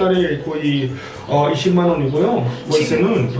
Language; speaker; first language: Korean; non-native, fluent; Spanish